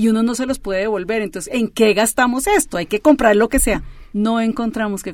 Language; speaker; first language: Spanish; native; Spanish